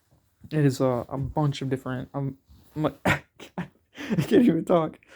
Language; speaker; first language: English; native; English